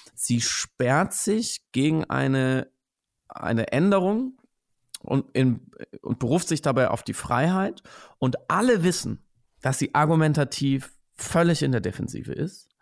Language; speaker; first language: German; native; German